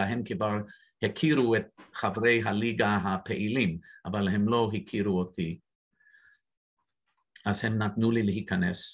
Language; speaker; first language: Hebrew; non-native, fluent; English